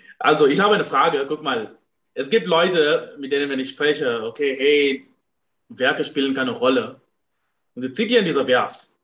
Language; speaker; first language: German; non-native, fluent; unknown